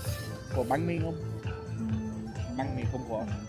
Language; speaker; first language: Vietnamese; non-native, learner; English